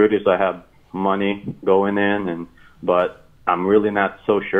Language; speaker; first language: English; non-native, local second language; Filipino